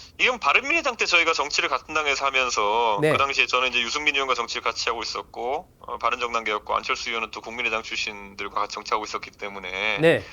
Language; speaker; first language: Korean; native; Korean